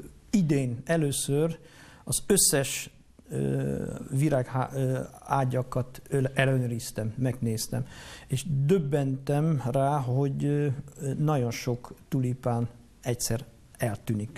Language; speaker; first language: Hungarian; non-native, fluent; Dutch